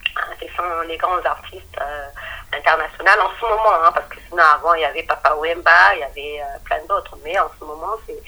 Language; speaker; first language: French; non-native, local second language; Lingala